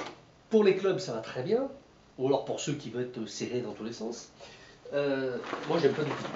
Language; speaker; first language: French; native; French